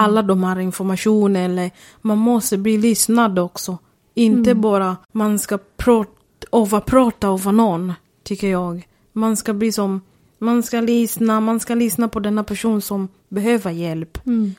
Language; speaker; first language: Swedish; non-native, fluent; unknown